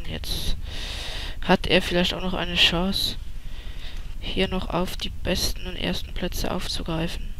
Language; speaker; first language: German; native; German